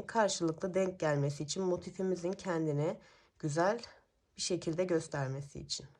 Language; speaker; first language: Turkish; native; Turkish